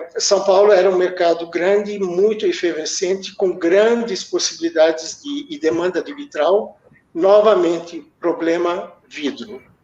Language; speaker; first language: Portuguese; early bilingual, other home language; German